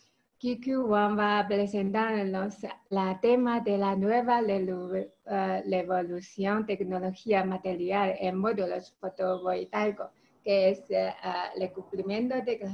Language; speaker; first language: Spanish; non-native, learner; Chinese